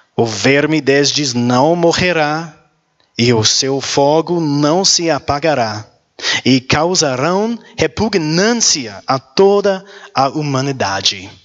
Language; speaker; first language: Portuguese; non-native, learner; English